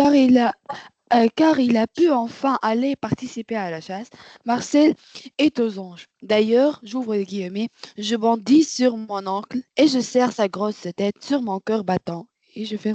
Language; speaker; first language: French; non-native, learner; Arabic